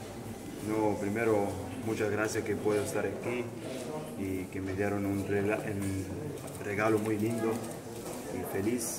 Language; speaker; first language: Spanish; early bilingual, heritage; Spanish